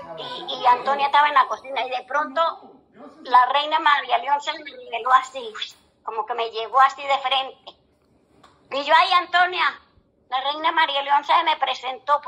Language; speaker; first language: Spanish; native; Spanish